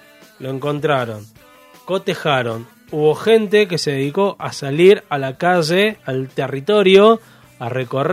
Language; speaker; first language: Spanish; native; Spanish